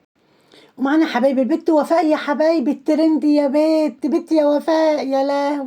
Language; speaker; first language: Arabic; native; Arabic